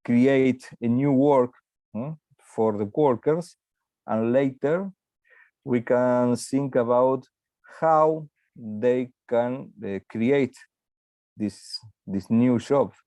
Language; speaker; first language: English; non-native, learner; Spanish